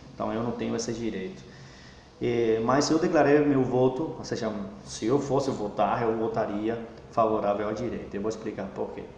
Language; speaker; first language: Portuguese; non-native, fluent; Spanish